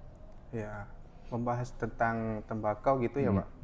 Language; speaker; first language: Indonesian; non-native, local second language; Madurese